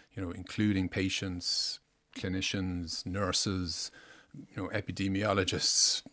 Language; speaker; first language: English; native; English